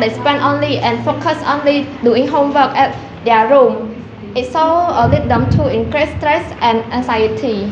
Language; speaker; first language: English; non-native, learner; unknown